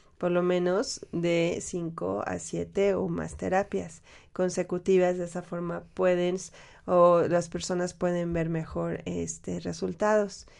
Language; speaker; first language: Spanish; native; Spanish